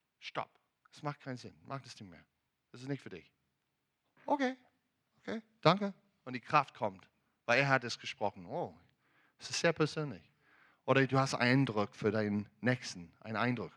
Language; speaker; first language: German; non-native, learner; English